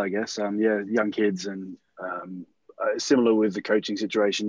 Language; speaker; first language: English; native; English